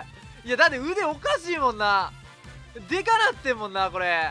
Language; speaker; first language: Japanese; native; Japanese